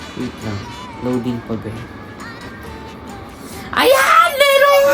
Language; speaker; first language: Filipino; native; Filipino